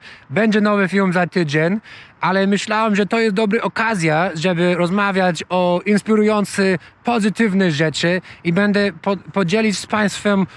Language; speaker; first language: Polish; non-native, learner; English